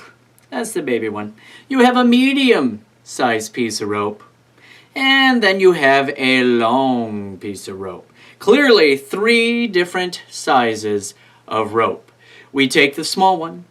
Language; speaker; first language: English; native; English